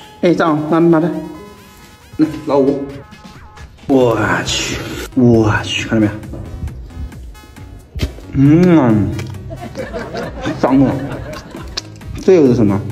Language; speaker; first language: Chinese; native; Chinese